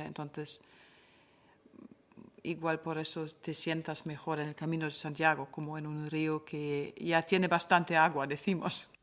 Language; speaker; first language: Spanish; non-native, fluent; German